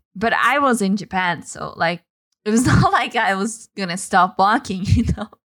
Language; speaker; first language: English; non-native, fluent; Portuguese